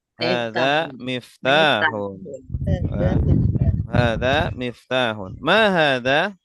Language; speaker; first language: Indonesian; native; Indonesian